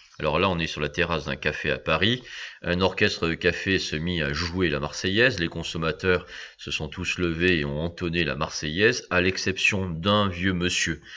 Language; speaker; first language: French; native; French